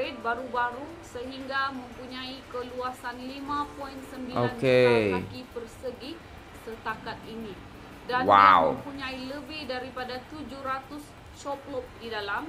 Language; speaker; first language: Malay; non-native, local second language; Javanese